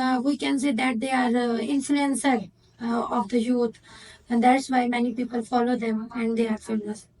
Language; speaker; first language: English; non-native, learner; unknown